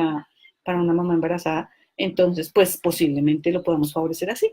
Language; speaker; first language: Spanish; native; Spanish